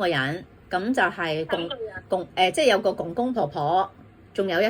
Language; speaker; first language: Cantonese; native; Cantonese